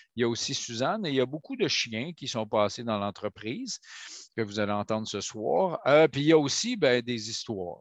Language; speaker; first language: French; native; French